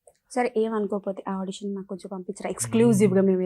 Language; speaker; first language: Telugu; native; Telugu